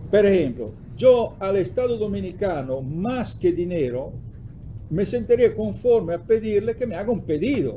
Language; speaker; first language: Spanish; non-native, fluent; Italian